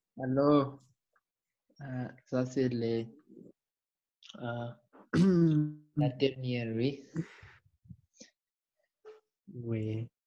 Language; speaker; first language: French; non-native, learner; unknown